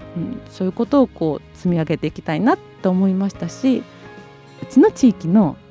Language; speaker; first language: Japanese; native; Japanese